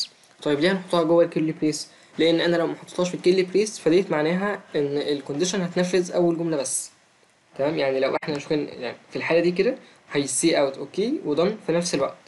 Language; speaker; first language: Arabic; native; Arabic